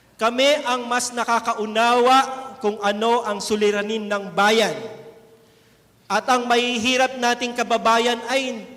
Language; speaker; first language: Filipino; native; Filipino